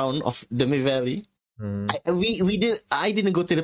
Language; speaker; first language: English; non-native, local second language; Malay